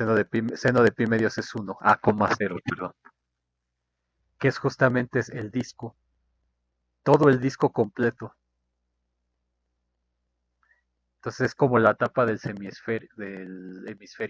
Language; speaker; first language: Spanish; native; Spanish